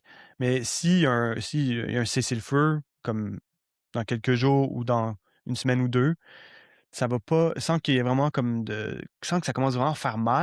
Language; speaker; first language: French; native; French